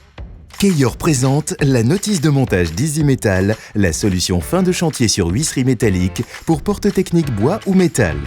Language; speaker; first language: French; native; French